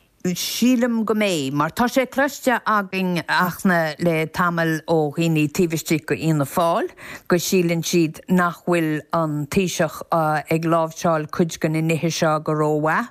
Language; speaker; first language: Irish; native; Irish